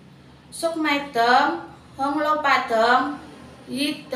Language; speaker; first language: Cantonese; non-native, learner; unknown